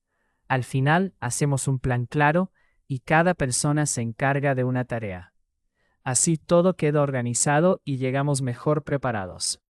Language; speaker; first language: Spanish; non-native, fluent; English